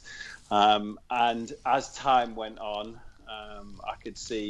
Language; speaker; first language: English; native; English